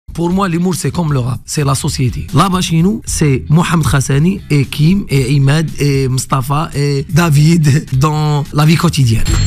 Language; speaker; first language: French; non-native, local second language; Arabic